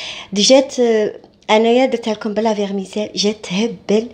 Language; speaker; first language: Arabic; native; Arabic